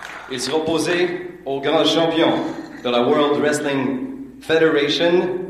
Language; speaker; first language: French; native; French